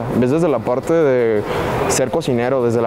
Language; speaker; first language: Spanish; native; Spanish